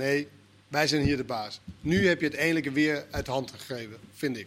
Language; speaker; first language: Dutch; non-native, fluent; Danish